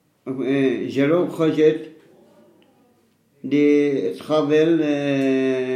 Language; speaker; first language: French; non-native, learner; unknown